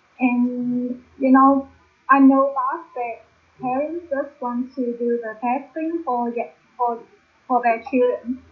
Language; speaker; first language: English; non-native, learner; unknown